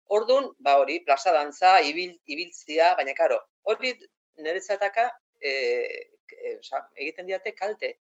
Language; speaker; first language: Basque; non-native, local second language; Spanish